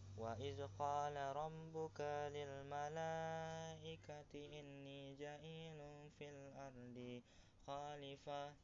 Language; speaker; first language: Arabic; non-native, learner; Indonesian